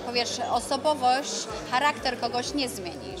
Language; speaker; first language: Polish; early bilingual, other home language; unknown